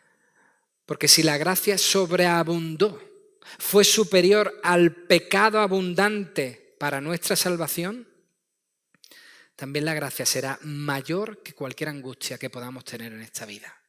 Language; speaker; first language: Spanish; native; Spanish